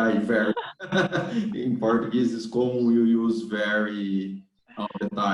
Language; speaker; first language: English; non-native, learner; Portuguese